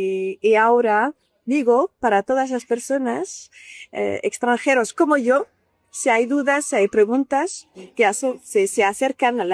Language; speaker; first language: Spanish; non-native, learner; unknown